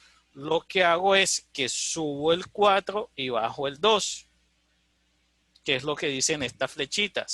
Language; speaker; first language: Spanish; native; Spanish